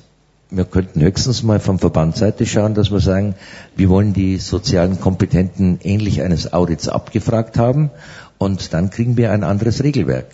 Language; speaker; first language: German; native; German